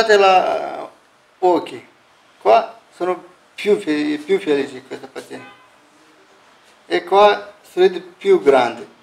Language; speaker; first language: Italian; non-native, learner; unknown